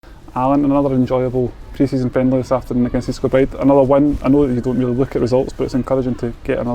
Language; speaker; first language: English; native; English